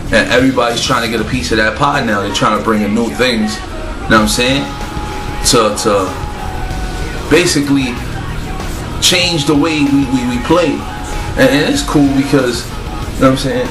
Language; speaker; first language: English; native; English